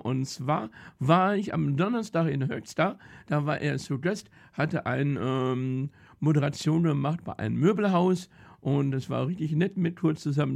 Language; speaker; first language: German; native; German